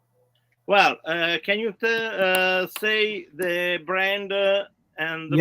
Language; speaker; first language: English; non-native, learner; Italian